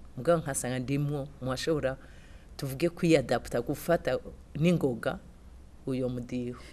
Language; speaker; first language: Rundi; non-native, local second language; Swahili